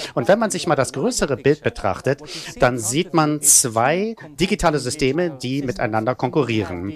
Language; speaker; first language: German; non-native, fluent; Italian